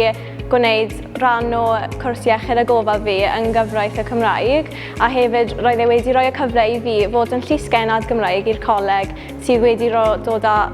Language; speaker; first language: Welsh; non-native, local second language; English